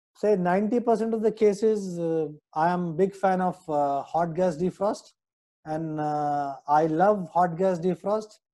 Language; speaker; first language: English; non-native, local second language; Hindi